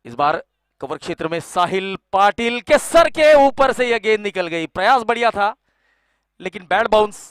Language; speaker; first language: Hindi; non-native, local second language; Marathi